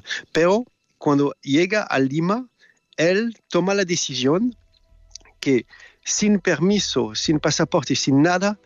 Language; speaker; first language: Spanish; non-native, learner; French